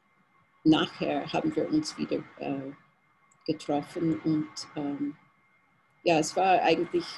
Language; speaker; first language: German; non-native, fluent; English